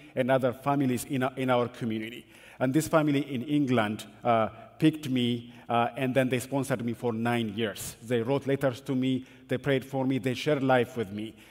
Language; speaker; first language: English; non-native, fluent; Amharic